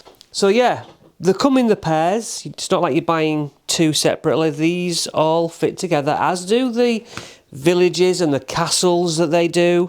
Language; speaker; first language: English; native; English